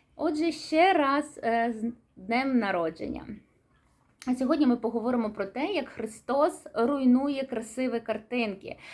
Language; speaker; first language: Ukrainian; non-native, local second language; Russian